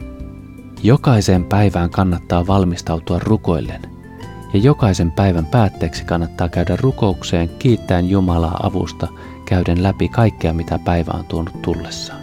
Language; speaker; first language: Finnish; native; Finnish